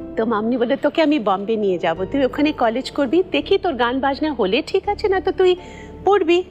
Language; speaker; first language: Bangla; non-native, local second language; Tamil